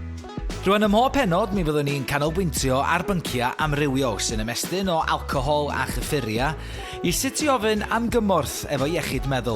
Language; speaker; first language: Welsh; native; Welsh